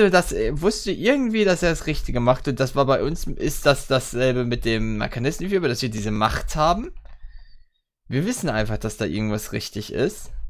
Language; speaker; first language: German; native; German